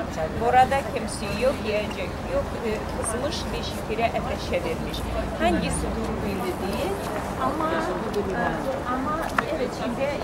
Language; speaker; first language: Turkish; non-native, fluent; Russian